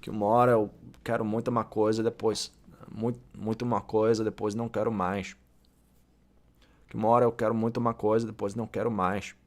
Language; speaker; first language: Portuguese; non-native, learner; English